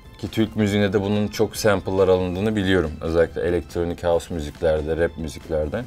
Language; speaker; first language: Turkish; early bilingual, other home language; English